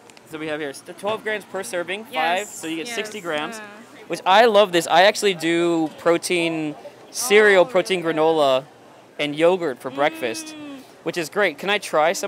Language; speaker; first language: English; native; English